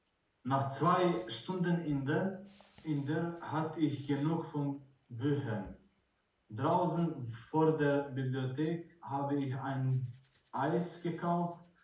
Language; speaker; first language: German; non-native, learner; Croatian